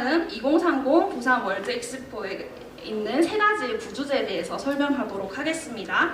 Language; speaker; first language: Korean; native; Korean